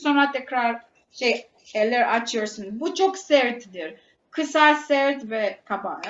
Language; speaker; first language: Turkish; non-native, fluent; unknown